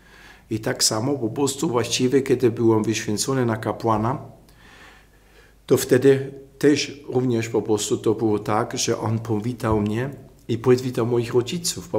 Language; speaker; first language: Polish; non-native, fluent; German